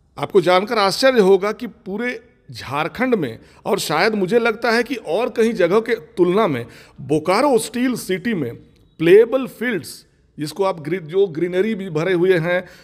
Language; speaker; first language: Hindi; non-native, local second language; Bangla